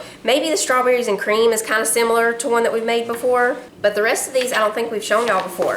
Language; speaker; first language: English; native; English